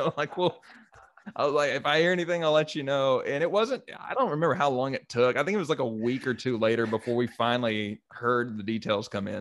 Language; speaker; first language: English; native; English